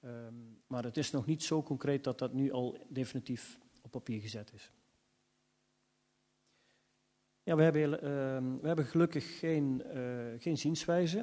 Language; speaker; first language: Dutch; native; Dutch